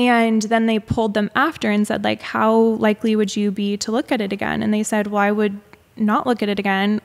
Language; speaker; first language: English; native; English